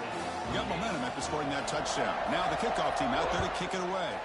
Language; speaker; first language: English; native; English